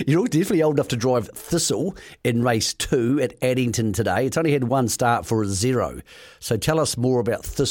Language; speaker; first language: English; native; English